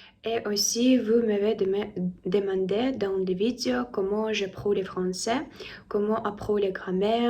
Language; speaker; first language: French; non-native, learner; Russian